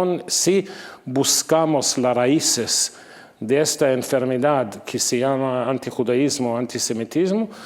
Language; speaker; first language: Spanish; non-native, fluent; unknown